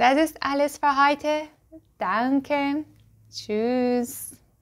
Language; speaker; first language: German; non-native, fluent; Portuguese